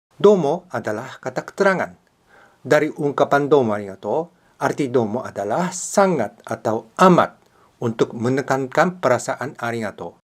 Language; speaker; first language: Indonesian; non-native, fluent; Japanese